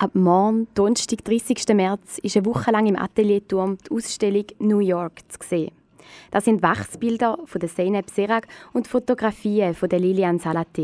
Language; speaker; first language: German; native; German